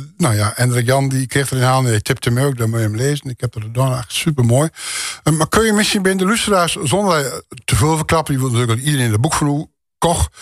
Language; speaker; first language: Dutch; native; Dutch